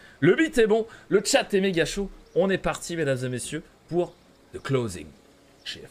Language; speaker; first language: French; native; French